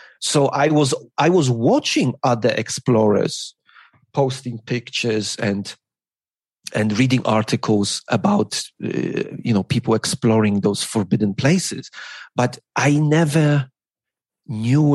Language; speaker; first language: English; non-native, fluent; Polish